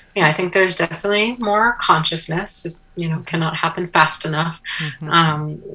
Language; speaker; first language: English; native; English